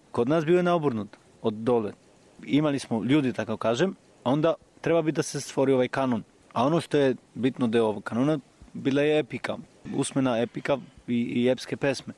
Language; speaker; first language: Serbian; non-native, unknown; Albanian